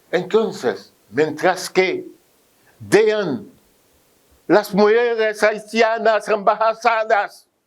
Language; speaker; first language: Spanish; non-native, fluent; French